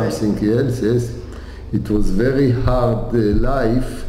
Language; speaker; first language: English; non-native, learner; Hebrew